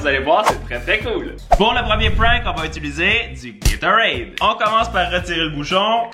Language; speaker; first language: French; native; French